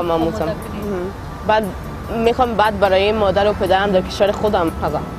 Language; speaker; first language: Persian; non-native, learner; Swedish